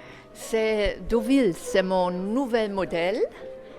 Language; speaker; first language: French; non-native, fluent; German